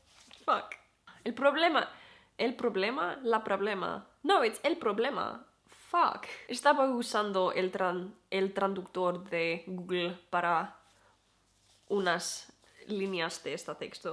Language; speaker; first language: Spanish; non-native, learner; German